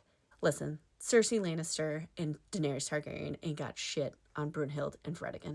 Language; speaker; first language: English; native; English